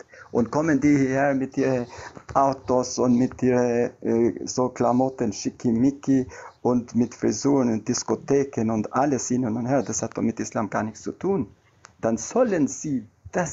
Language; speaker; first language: German; non-native, learner; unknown